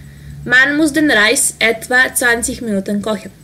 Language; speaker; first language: German; non-native, fluent; Serbian